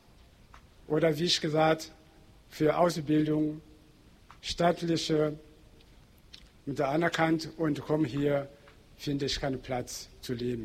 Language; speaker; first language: German; non-native, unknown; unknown